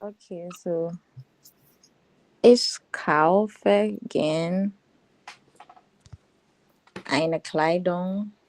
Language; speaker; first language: German; non-native, learner; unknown